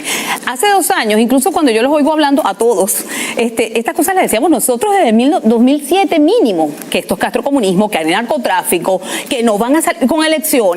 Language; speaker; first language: Spanish; native; Spanish